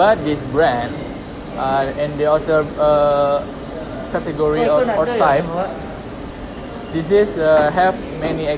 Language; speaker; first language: English; non-native, learner; Indonesian